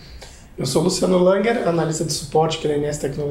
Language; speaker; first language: Portuguese; native; Portuguese